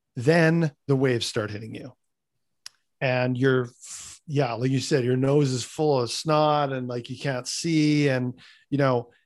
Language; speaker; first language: English; native; English